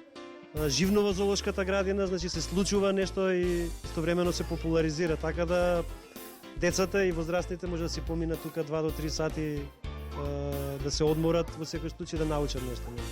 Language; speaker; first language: Macedonian; native; Macedonian